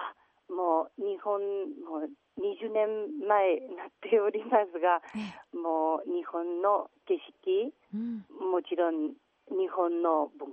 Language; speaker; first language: Japanese; non-native, learner; Catalan